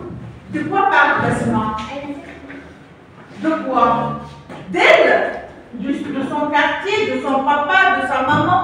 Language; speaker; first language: French; non-native, local second language; Arabic